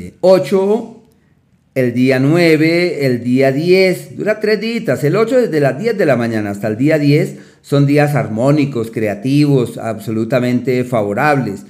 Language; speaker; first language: Spanish; native; Spanish